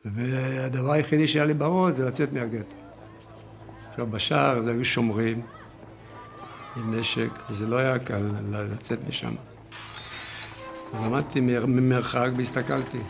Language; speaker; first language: Hebrew; early bilingual, other home language; Yiddish